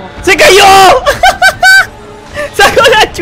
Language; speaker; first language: Spanish; native; Spanish